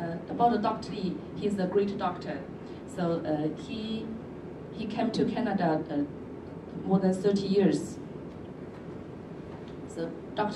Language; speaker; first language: English; non-native, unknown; Chinese